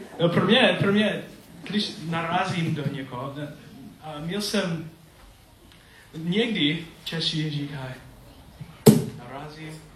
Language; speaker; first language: Czech; non-native, learner; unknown